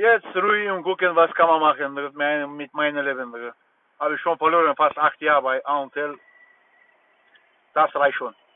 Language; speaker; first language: German; non-native, learner; Bulgarian